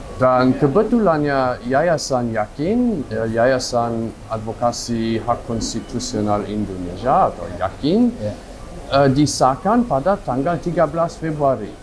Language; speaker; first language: Indonesian; non-native, fluent; Luxembourgish